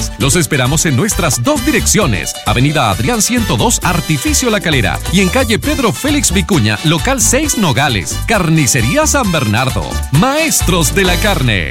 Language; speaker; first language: Spanish; native; Spanish